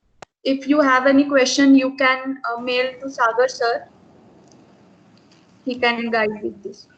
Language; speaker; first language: English; non-native, local second language; Marathi